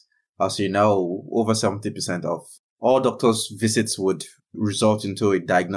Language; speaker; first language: English; non-native, local second language; Yoruba